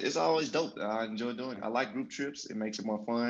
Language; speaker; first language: English; native; English